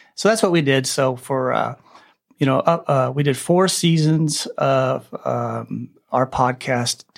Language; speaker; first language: English; native; English